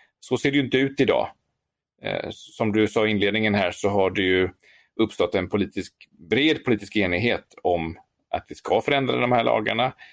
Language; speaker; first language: Swedish; native; Swedish